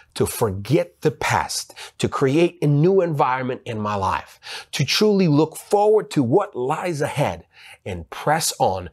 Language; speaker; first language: English; non-native, fluent; Ukrainian